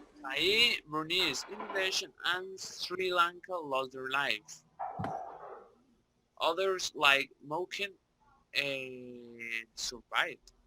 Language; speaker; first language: English; non-native, learner; Spanish